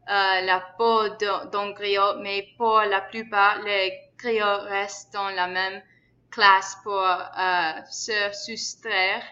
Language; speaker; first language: French; non-native, learner; English